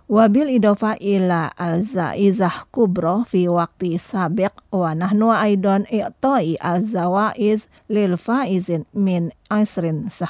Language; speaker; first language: Arabic; non-native, learner; Indonesian